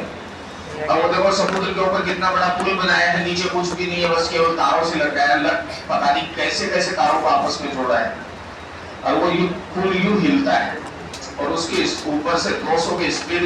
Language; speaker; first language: Hindi; native; Hindi